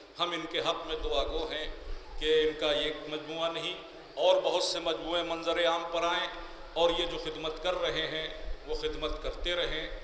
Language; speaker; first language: Urdu; native; Urdu